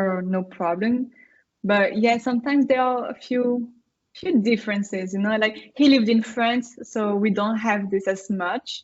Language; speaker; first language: English; non-native, fluent; French